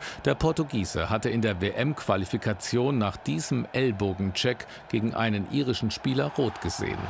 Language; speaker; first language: German; native; German